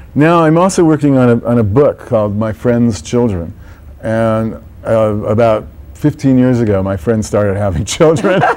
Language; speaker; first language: English; native; English